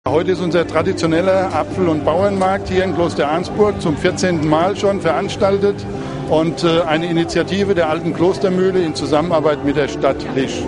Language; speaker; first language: German; native; German